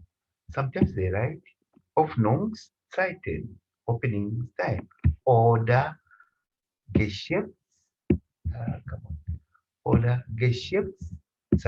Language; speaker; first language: German; non-native, fluent; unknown